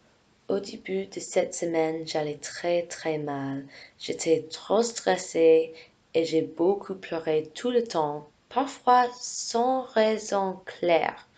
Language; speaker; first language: French; non-native, fluent; English